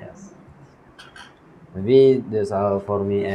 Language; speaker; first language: English; non-native, learner; Indonesian